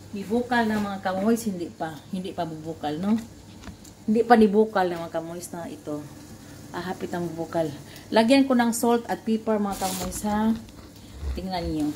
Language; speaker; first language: Filipino; non-native, local second language; Cebuano